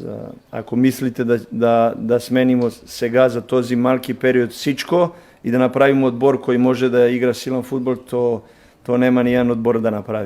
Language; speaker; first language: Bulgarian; non-native, learner; Serbian